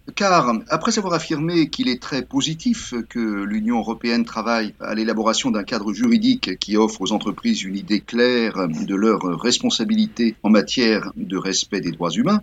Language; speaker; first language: French; native; French